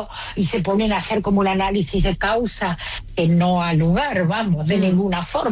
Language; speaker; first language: Spanish; native; Spanish